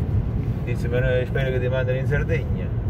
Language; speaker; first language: Italian; native; Italian